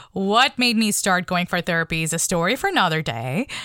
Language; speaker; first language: English; non-native, local second language; Bangla